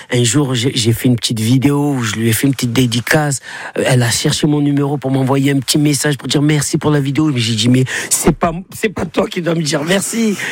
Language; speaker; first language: French; native; French